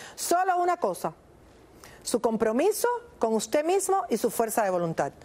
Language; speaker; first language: Spanish; native; Spanish